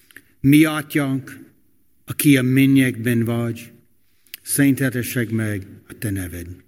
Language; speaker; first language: Hungarian; non-native, fluent; English